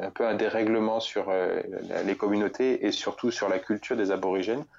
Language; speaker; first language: French; native; French